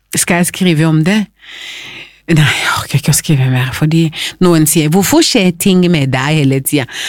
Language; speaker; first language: Norwegian; non-native, fluent; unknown